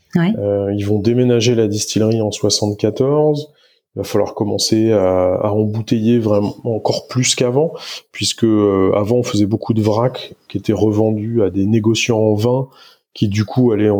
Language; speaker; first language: French; native; French